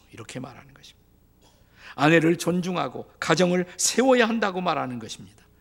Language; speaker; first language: Korean; native; Korean